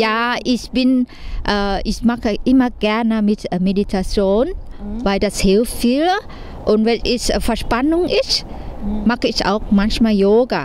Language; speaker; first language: German; non-native, learner; Thai